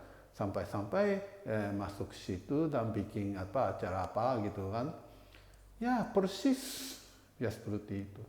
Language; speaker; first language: Indonesian; non-native, fluent; Japanese